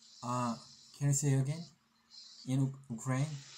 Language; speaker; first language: English; non-native, learner; Korean